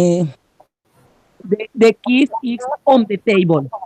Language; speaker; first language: English; non-native, learner; Spanish